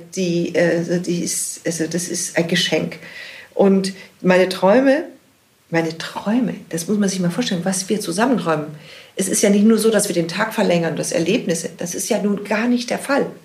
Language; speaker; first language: German; native; German